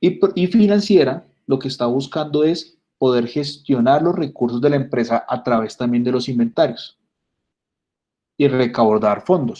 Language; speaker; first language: Spanish; native; Spanish